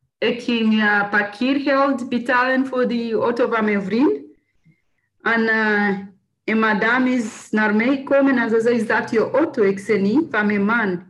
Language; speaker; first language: Dutch; non-native, learner; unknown